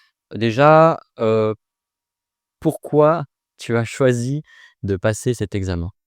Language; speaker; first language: French; native; French